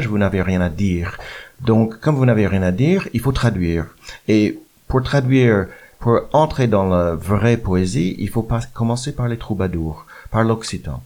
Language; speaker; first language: French; non-native, fluent; English